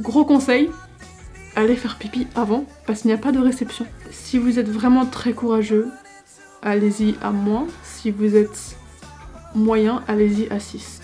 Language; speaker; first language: French; native; French